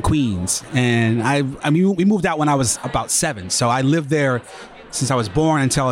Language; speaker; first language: English; native; English